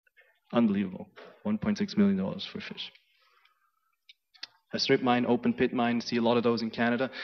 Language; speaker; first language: English; non-native, fluent; German